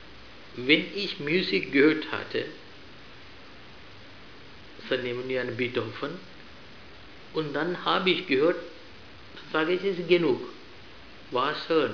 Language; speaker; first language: German; non-native, fluent; Sinhala